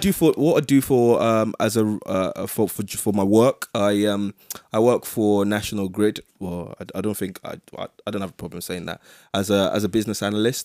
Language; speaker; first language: English; non-native, local second language; Yoruba